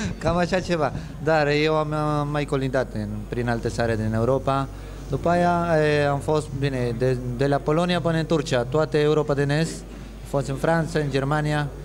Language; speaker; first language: Romanian; non-native, fluent; Spanish